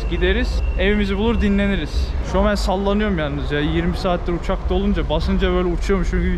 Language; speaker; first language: Turkish; native; Turkish